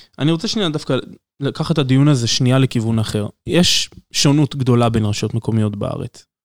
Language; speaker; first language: Hebrew; native; Hebrew